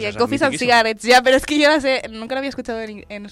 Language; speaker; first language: Spanish; native; Spanish